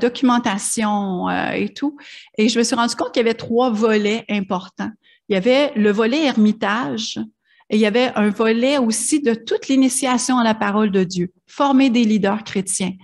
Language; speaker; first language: French; native; French